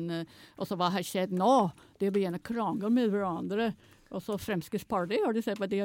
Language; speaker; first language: Norwegian; non-native, fluent; English